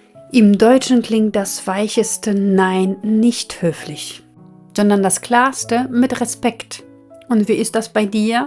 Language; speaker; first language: German; non-native, fluent; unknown